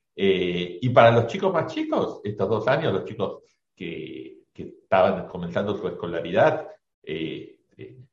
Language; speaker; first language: Spanish; native; Spanish